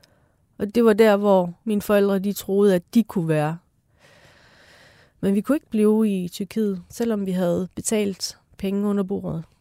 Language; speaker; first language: Danish; early bilingual, other home language; Persian